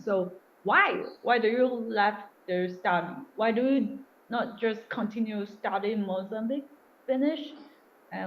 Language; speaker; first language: English; non-native, learner; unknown